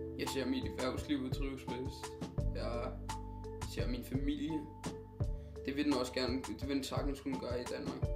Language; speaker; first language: Danish; early bilingual, other home language; Icelandic